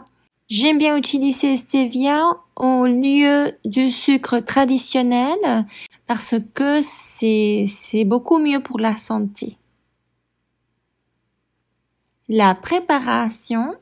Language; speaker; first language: French; non-native, fluent; Spanish